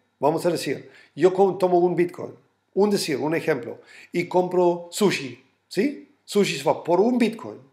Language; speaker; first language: Spanish; non-native, fluent; German